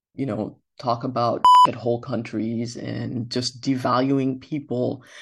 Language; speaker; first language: English; non-native, local second language; Yoruba